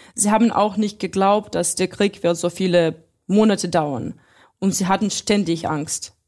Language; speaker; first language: German; non-native, fluent; Russian